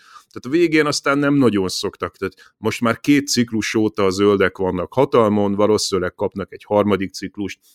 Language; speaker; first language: Hungarian; native; Hungarian